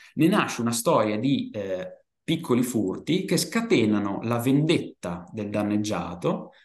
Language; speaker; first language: Italian; native; Italian